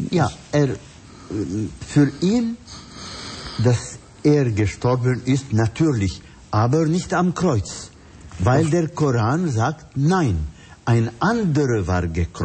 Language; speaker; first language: German; non-native, fluent; Arabic